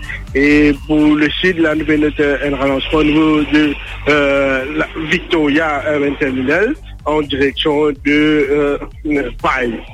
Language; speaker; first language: French; non-native, local second language; Morisyen